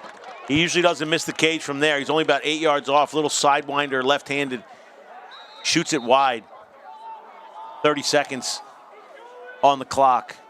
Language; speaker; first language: English; native; English